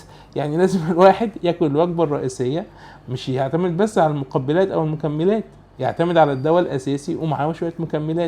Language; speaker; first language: Arabic; native; Arabic